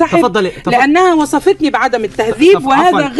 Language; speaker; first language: Arabic; native; Arabic